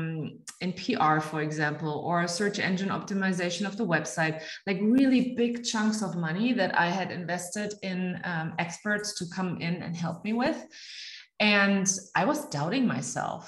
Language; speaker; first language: English; non-native, fluent; German